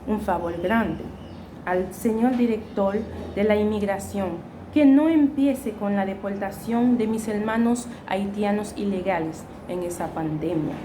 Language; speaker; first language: Spanish; non-native, fluent; Haitian Creole